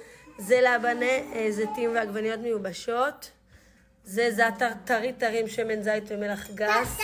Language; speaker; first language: Hebrew; native; Hebrew